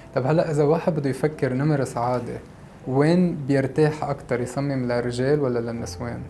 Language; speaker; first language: Arabic; native; Arabic